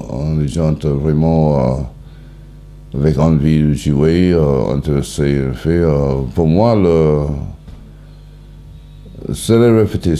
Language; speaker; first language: French; non-native, learner; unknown